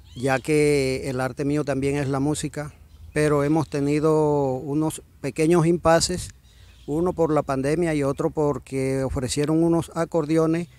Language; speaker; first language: Spanish; native; Spanish